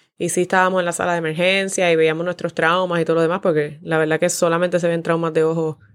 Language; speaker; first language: Spanish; native; Spanish